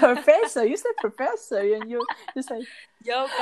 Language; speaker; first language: English; non-native, learner; Chinese